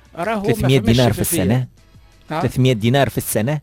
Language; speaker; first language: Arabic; native; Arabic